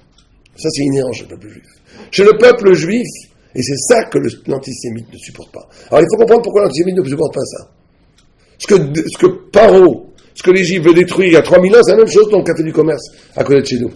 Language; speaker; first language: French; native; French